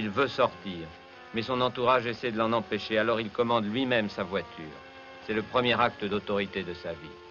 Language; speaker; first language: French; native; French